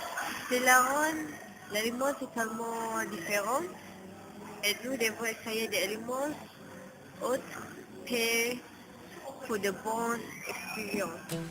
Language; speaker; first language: French; non-native, learner; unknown